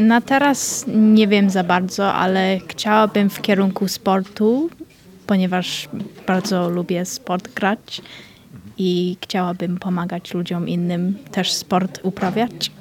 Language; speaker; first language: Polish; early bilingual, heritage; Polish